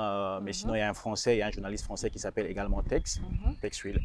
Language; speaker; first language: French; non-native, local second language; Rundi